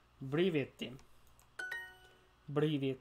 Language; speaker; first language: Russian; non-native, learner; English